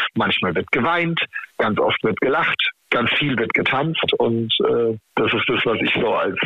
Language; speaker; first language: German; native; German